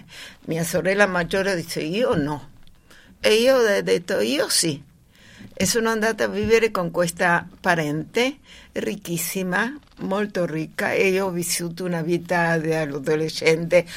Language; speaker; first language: Italian; non-native, fluent; Spanish